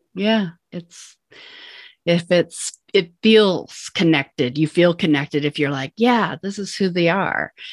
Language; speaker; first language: English; native; English